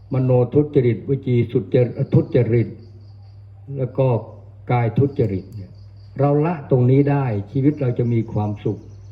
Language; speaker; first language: Thai; non-native, local second language; Northern Khmer